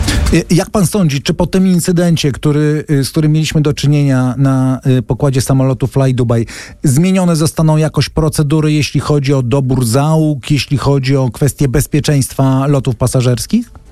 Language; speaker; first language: Polish; native; Polish